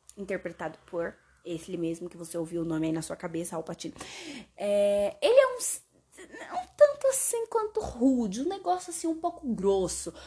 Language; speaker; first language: Portuguese; native; Portuguese